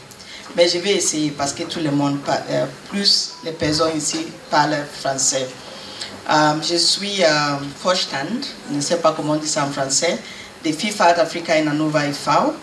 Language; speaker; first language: French; non-native, learner; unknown